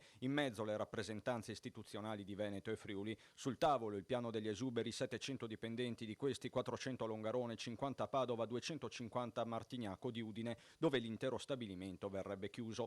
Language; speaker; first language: Italian; native; Italian